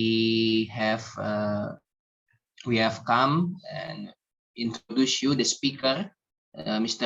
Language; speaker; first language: English; non-native, learner; Indonesian